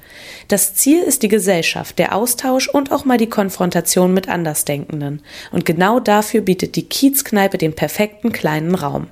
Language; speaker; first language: German; native; German